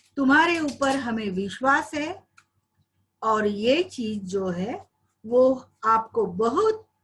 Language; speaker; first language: Hindi; non-native, local second language; Marathi